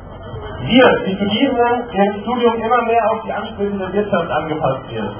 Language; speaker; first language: German; native; German